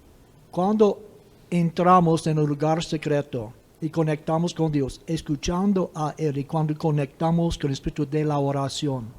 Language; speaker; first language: Spanish; non-native, fluent; English